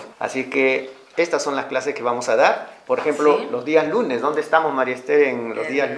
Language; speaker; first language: Spanish; native; Spanish